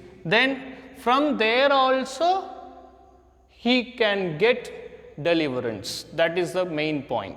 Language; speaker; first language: English; non-native, local second language; Hindi